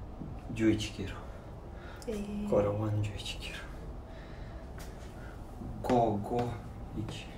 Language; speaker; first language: Japanese; non-native, learner; Serbian